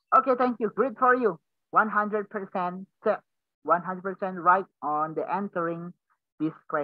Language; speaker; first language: English; non-native, learner; Indonesian